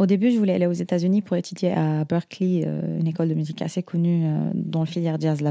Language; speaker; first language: French; non-native, fluent; Arabic